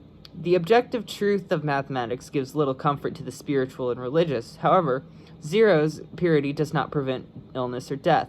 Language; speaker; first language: English; native; English